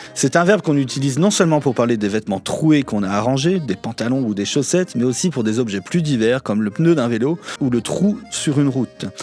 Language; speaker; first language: French; native; French